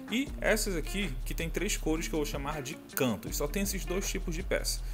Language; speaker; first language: Portuguese; native; Portuguese